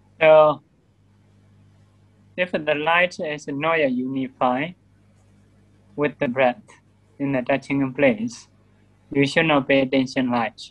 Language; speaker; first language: English; non-native, learner; Burmese